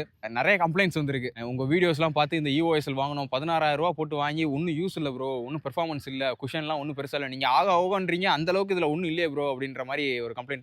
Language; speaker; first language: Tamil; native; Tamil